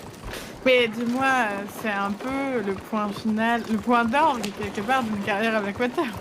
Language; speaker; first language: French; native; French